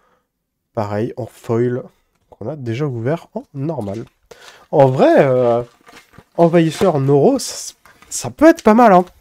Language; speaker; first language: French; native; French